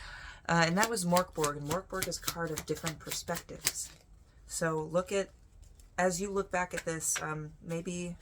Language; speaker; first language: English; native; English